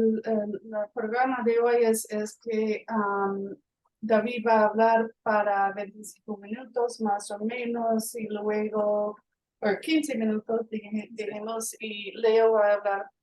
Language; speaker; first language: Spanish; non-native, fluent; English